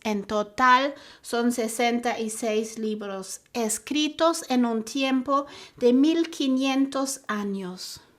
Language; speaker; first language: Spanish; non-native, fluent; German